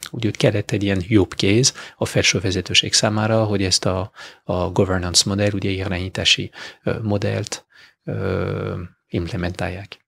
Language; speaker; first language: Hungarian; non-native, fluent; French